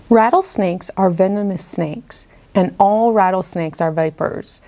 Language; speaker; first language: English; native; English